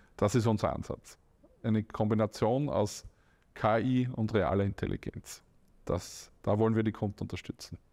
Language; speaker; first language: German; native; German